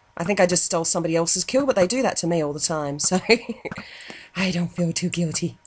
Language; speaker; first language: English; native; English